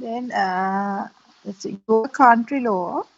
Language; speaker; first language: English; non-native, learner; Sinhala